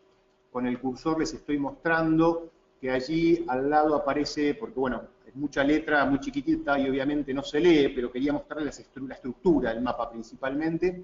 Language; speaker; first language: Spanish; native; Spanish